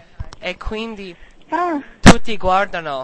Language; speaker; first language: Italian; non-native, learner; English